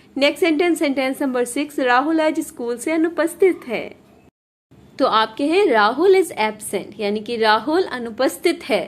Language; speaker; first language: Hindi; native; Hindi